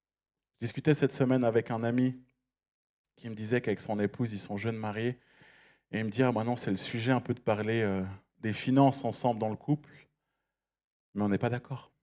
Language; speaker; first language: French; native; French